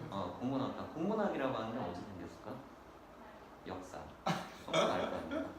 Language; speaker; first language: Korean; native; Korean